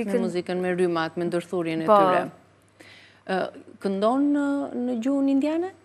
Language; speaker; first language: Albanian; native; Albanian